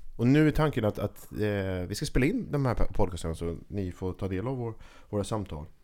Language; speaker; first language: Norwegian; native; Norwegian